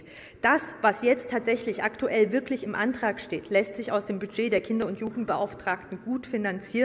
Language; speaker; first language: German; native; German